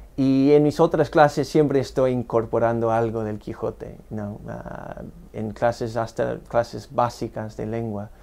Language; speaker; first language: Spanish; non-native, fluent; English